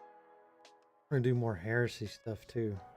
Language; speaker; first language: English; native; English